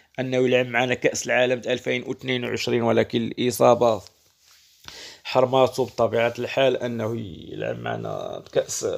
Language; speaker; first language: Arabic; native; Arabic